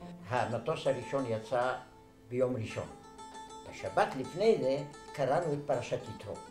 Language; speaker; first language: Hebrew; non-native, fluent; Arabic